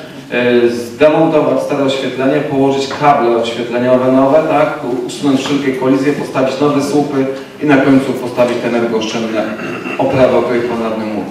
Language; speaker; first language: Polish; native; Polish